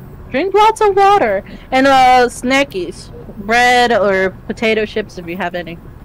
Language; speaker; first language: English; early bilingual, other home language; Spanish